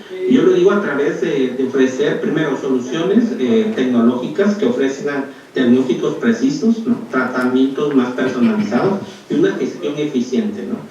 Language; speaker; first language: Spanish; native; Spanish